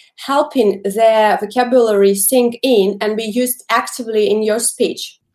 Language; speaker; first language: English; non-native, fluent; Russian